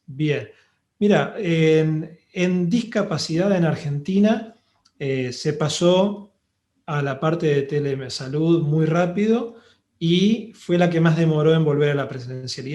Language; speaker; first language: Spanish; native; Spanish